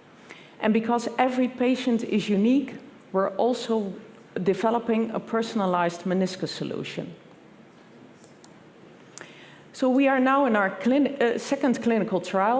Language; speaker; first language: English; non-native, fluent; Dutch